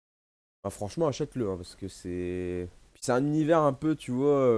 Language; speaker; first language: French; native; French